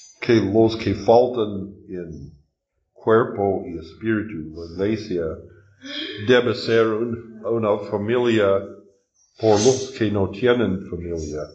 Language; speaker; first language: Spanish; non-native, learner; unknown